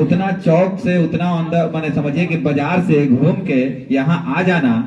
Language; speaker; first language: Hindi; native; Hindi